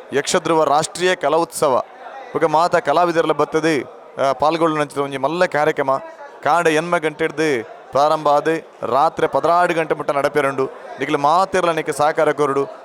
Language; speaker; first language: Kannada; non-native, local second language; Tulu